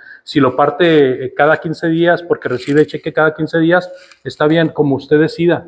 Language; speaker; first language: Spanish; native; Spanish